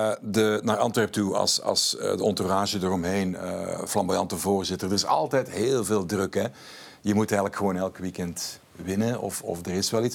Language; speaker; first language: Dutch; native; Dutch